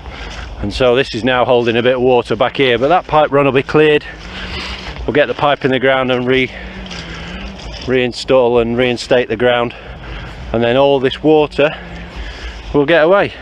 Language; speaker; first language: English; native; English